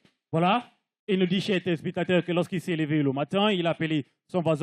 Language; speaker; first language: French; non-native, local second language; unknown